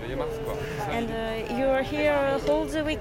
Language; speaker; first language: English; non-native, learner; French